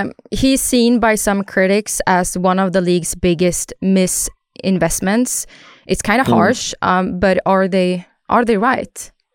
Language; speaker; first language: English; non-native, fluent; Swedish